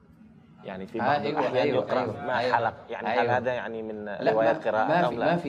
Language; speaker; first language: Arabic; non-native, learner; Indonesian